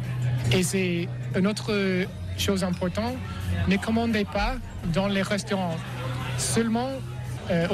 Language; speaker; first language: French; non-native, learner; English